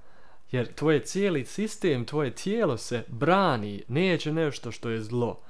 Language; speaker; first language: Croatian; early bilingual, heritage; Croatian